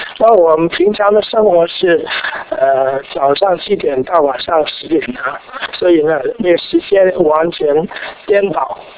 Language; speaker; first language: Chinese; non-native, local second language; Cantonese